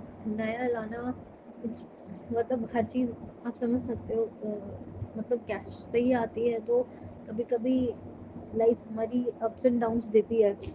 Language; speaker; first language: Hindi; native; Hindi